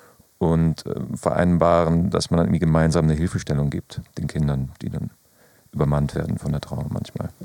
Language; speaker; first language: German; native; German